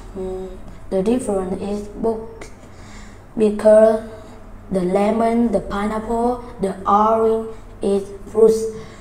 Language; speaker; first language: English; non-native, learner; Vietnamese